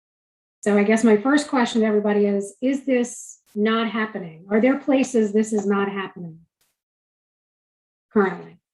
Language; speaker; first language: English; native; English